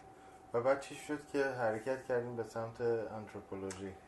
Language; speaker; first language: Persian; native; Persian